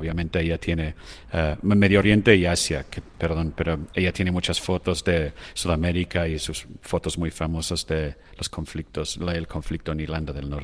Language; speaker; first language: Spanish; non-native, fluent; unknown